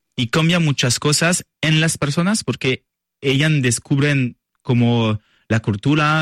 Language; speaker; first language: Spanish; non-native, learner; French